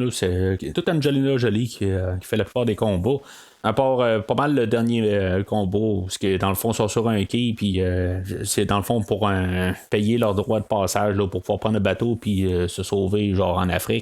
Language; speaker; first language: French; native; French